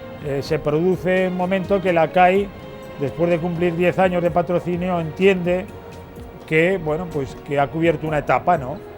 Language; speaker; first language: Spanish; native; Spanish